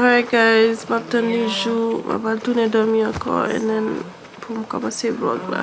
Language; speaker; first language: Haitian Creole; native; Haitian Creole